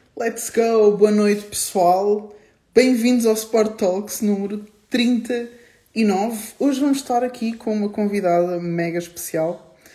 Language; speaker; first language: Portuguese; native; Portuguese